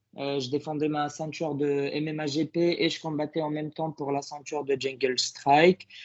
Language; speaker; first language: French; non-native, fluent; Arabic